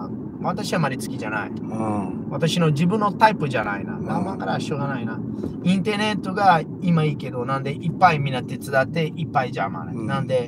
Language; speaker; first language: Japanese; non-native, learner; Portuguese